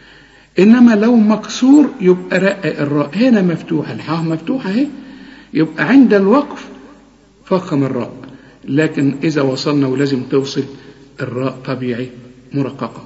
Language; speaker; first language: Arabic; native; Arabic